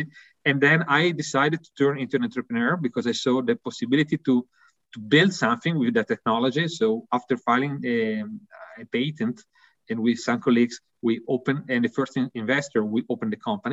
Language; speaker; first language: English; non-native, fluent; Italian